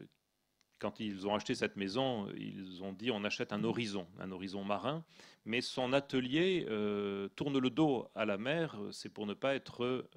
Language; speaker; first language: French; native; French